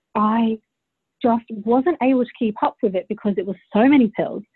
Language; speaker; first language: English; early bilingual, other home language; Bulgarian